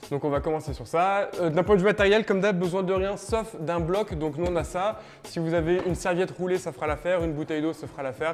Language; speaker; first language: French; native; French